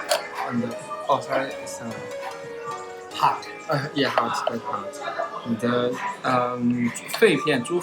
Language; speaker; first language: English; non-native, learner; Chinese